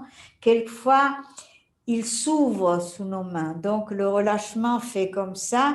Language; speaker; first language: French; non-native, fluent; Italian